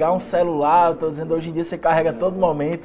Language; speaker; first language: Portuguese; native; Portuguese